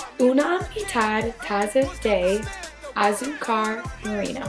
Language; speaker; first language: Spanish; non-native, learner; English